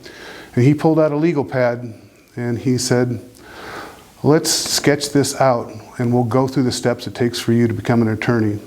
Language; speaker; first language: English; native; English